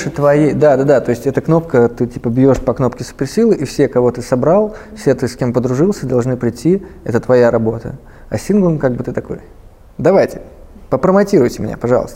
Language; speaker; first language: Russian; native; Russian